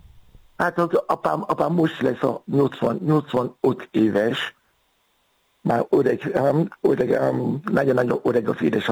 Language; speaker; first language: Hungarian; non-native, fluent; Yoruba